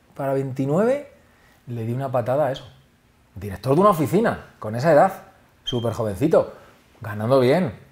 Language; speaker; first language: Spanish; native; Spanish